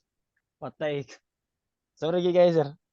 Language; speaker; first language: English; non-native, learner; Cebuano